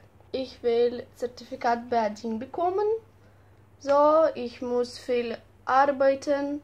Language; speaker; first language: German; non-native, learner; Russian